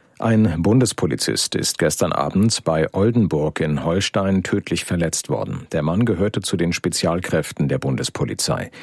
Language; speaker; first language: German; native; German